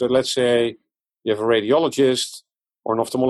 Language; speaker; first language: English; non-native, fluent; Dutch